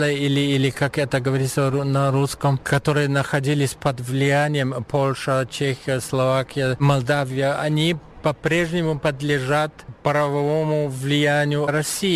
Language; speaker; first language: Russian; non-native, fluent; German